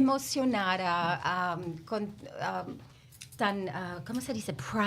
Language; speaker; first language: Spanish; non-native, learner; English